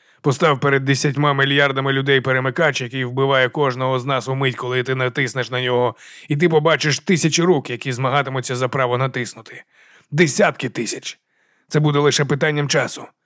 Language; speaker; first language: Ukrainian; native; Ukrainian